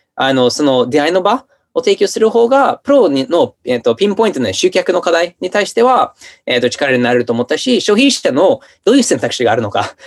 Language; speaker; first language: Japanese; non-native, fluent; English